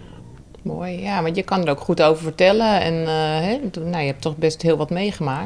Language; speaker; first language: Dutch; native; Dutch